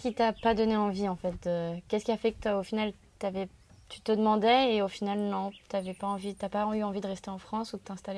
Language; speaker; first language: French; native; French